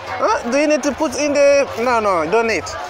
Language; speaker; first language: English; non-native, learner; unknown